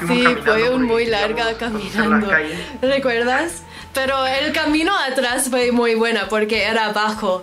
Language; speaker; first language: Spanish; non-native, learner; English